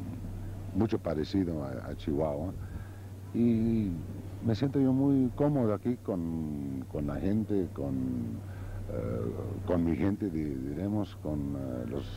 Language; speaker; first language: Spanish; early bilingual, other home language; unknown